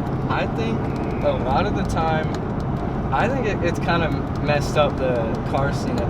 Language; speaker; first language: English; native; English